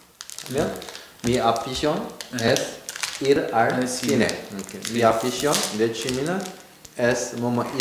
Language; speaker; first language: Spanish; non-native, learner; Korean